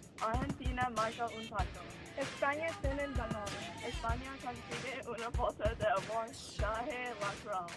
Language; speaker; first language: Spanish; non-native, learner; English